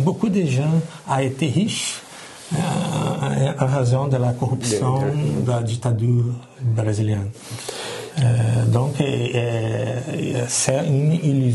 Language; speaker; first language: French; non-native, learner; Portuguese